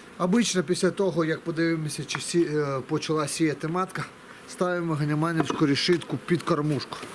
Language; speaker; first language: Ukrainian; non-native, local second language; Russian